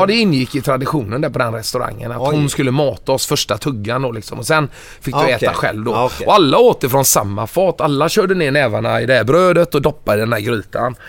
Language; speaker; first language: Swedish; native; Swedish